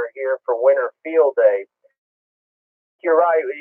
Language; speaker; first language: English; native; English